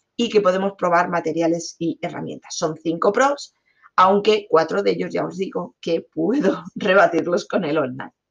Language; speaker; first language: Spanish; native; Spanish